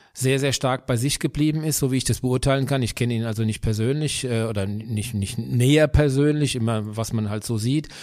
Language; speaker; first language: German; native; German